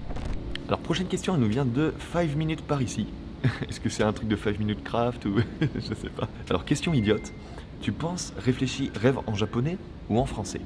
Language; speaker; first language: French; native; French